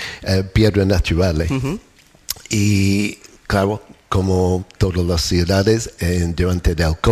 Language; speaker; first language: Spanish; non-native, learner; English